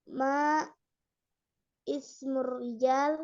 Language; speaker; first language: Arabic; non-native, learner; Indonesian